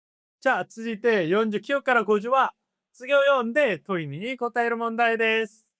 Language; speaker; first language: Japanese; non-native, fluent; Korean